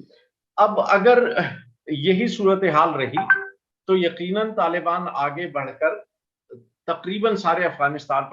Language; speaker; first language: Urdu; native; Urdu